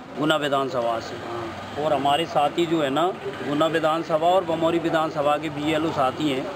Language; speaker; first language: Hindi; native; Hindi